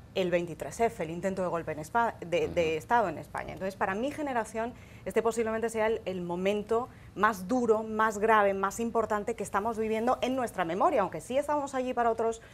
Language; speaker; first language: Spanish; native; Spanish